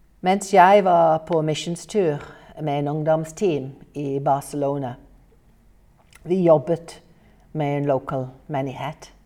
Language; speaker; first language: Norwegian; non-native, fluent; English